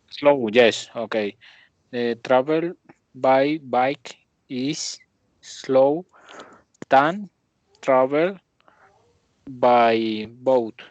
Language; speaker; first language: English; non-native, learner; Spanish